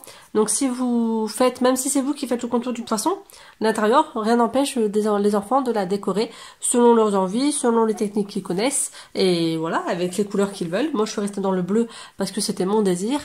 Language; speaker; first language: French; native; French